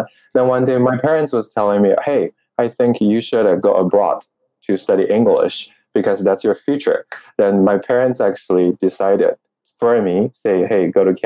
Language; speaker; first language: English; non-native, fluent; Chinese